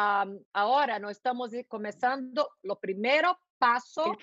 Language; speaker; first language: Spanish; non-native, learner; Portuguese